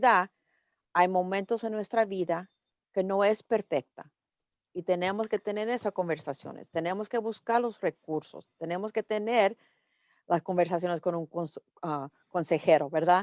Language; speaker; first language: Spanish; early bilingual, heritage; English